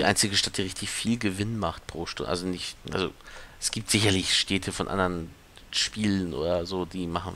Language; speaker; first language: German; native; German